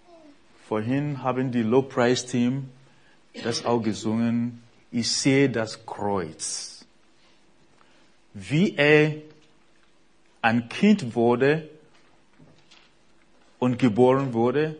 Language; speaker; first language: German; non-native, fluent; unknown